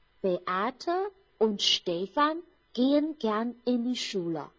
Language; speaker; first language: German; non-native, fluent; Chinese